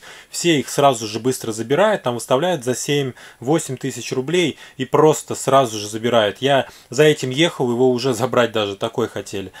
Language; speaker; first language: Russian; native; Russian